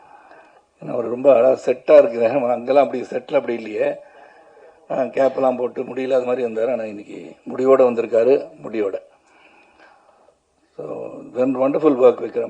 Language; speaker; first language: Tamil; native; Tamil